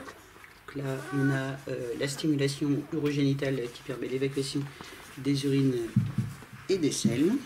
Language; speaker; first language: French; native; French